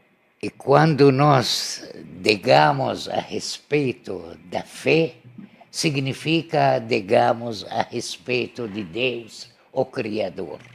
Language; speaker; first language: Portuguese; non-native, learner; Arabic